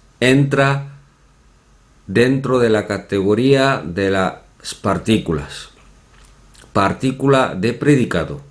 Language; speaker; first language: Spanish; non-native, fluent; Korean